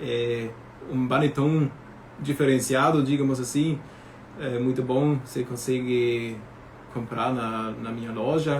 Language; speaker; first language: Portuguese; non-native, fluent; German